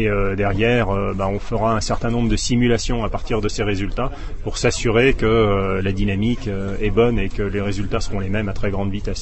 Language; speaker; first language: French; native; French